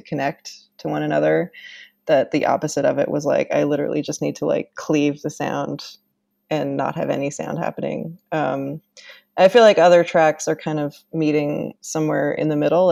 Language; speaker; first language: English; native; English